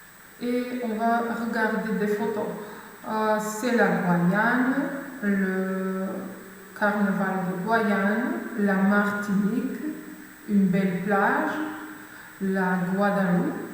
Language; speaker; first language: French; non-native, fluent; Macedonian